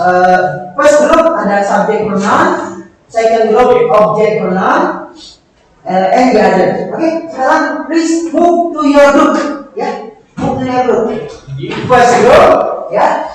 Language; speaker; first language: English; non-native, learner; Indonesian